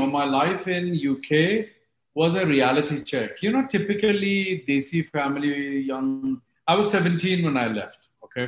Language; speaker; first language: English; non-native, local second language; Hindi